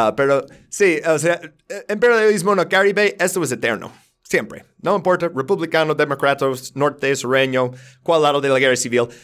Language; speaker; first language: Spanish; non-native, fluent; English